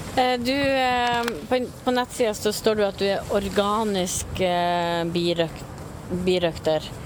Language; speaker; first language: Norwegian; native; Norwegian